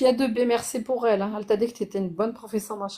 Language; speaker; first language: French; native; French